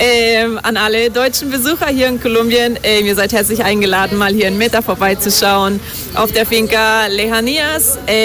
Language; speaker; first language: Spanish; non-native, fluent; German